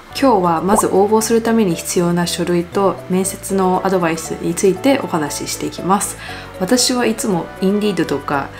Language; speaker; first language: Japanese; native; Japanese